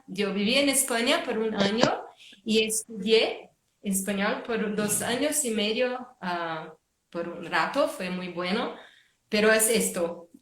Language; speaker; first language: Spanish; non-native, fluent; Portuguese